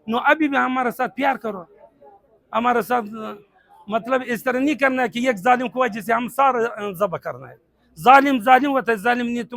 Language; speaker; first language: Hindi; non-native, learner; Pashto